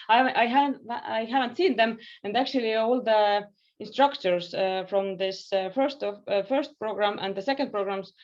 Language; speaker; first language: English; non-native, fluent; Estonian